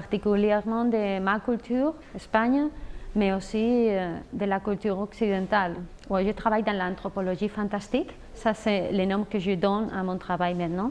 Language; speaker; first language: French; non-native, fluent; Spanish